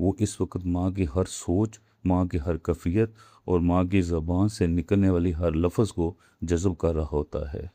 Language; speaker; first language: Urdu; native; Urdu